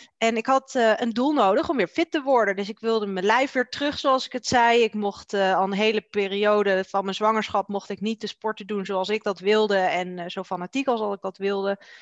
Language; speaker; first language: Dutch; native; Dutch